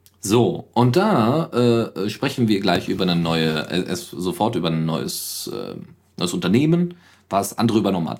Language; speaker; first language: German; native; German